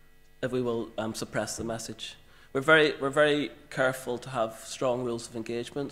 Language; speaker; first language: English; native; English